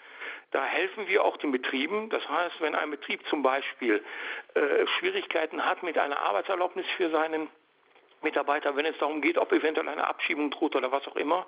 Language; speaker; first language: German; native; German